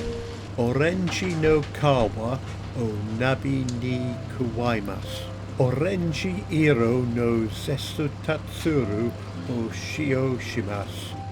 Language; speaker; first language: Japanese; non-native, learner; English